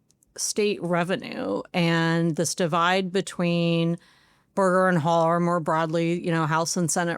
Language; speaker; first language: English; native; English